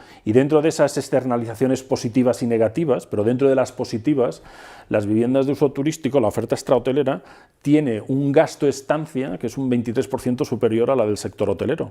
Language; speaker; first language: Spanish; native; Spanish